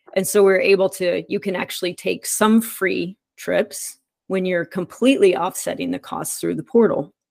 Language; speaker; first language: English; native; English